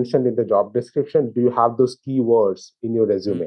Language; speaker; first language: English; non-native, local second language; Bangla